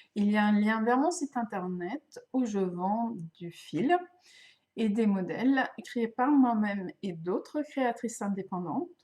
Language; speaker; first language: French; non-native, fluent; Swedish